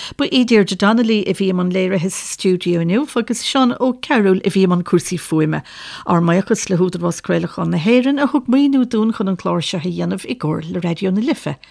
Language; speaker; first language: Irish; native; Irish